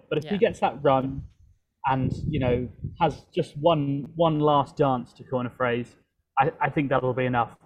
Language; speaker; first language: English; native; English